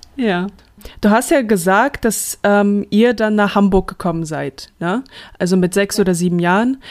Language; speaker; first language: German; early bilingual, other home language; Russian